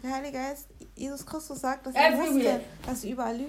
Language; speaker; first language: German; native; German